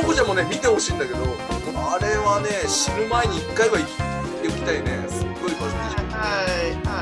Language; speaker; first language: Japanese; native; Japanese